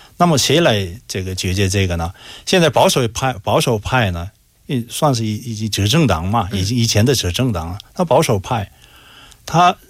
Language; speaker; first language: Chinese; non-native, fluent; Korean